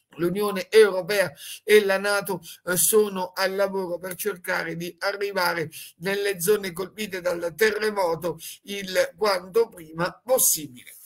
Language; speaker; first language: Italian; native; Italian